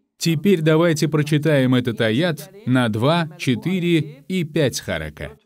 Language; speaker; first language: Russian; non-native, fluent; Azerbaijani